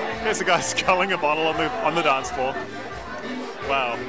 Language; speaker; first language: English; native; English